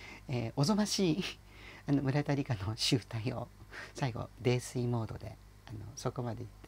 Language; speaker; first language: Japanese; native; Japanese